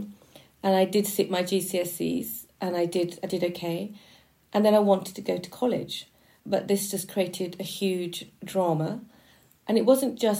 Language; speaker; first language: English; native; English